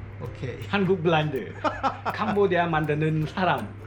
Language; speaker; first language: Korean; non-native, learner; Khmer